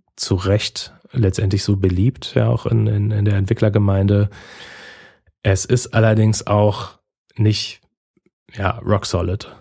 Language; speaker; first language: German; native; German